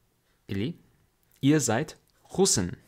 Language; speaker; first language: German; non-native, fluent; English